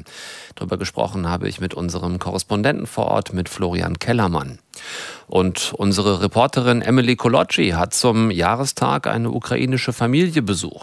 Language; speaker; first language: German; native; German